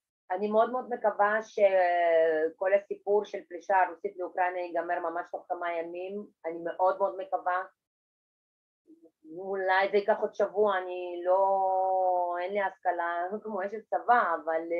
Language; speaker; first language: Hebrew; non-native, fluent; Russian